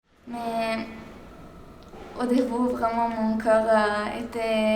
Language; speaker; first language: French; non-native, fluent; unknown